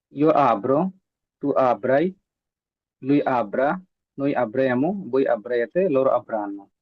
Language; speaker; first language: Italian; non-native, learner; Bangla